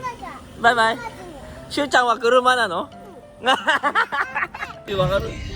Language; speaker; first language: Japanese; non-native, fluent; Filipino